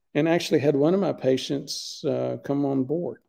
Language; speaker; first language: English; native; English